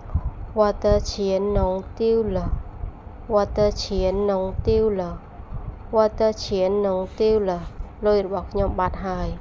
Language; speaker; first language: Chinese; non-native, fluent; Khmer